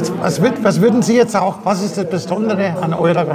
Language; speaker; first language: German; native; German